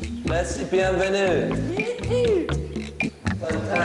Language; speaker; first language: French; non-native, learner; English